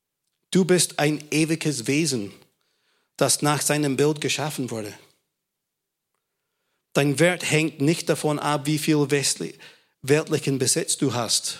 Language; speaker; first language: German; non-native, fluent; English